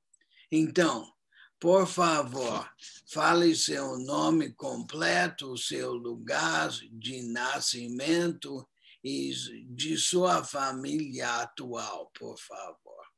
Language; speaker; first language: Portuguese; non-native, fluent; English